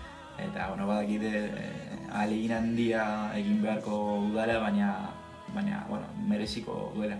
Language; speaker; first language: Basque; non-native, learner; Spanish